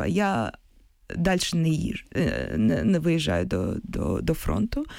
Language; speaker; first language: Ukrainian; non-native, local second language; Russian